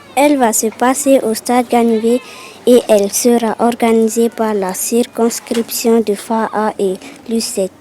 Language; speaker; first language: French; native; French